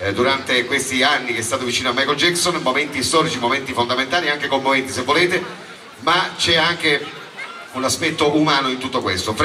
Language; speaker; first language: Italian; native; Italian